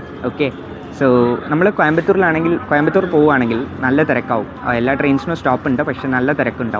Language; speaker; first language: Malayalam; native; Malayalam